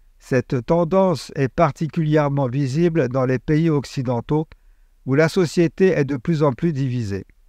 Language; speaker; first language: French; native; French